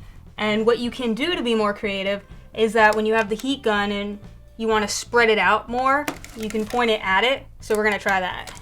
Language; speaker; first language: English; native; English